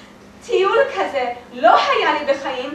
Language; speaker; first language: Hebrew; non-native, learner; English